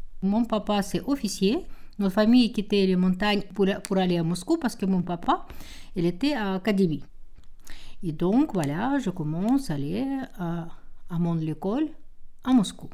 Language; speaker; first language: French; non-native, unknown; Russian